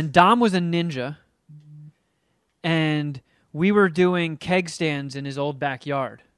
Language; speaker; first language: English; native; English